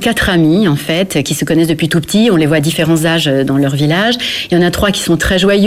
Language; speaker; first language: French; native; French